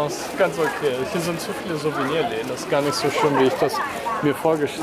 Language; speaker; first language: German; native; German